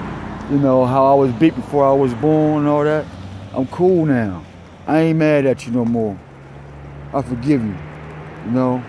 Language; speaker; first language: English; native; English